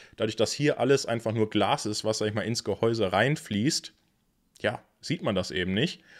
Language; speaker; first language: German; native; German